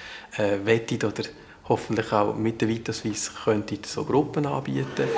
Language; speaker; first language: German; native; German